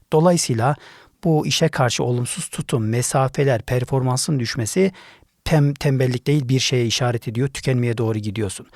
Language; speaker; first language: Turkish; native; Turkish